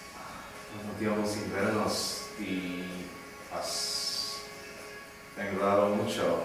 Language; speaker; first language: Spanish; non-native, learner; English